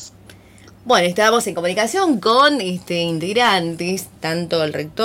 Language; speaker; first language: Spanish; native; Spanish